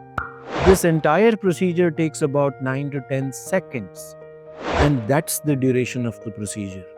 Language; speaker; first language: English; non-native, local second language; Hindi